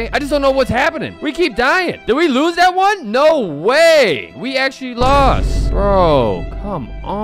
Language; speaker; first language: English; native; English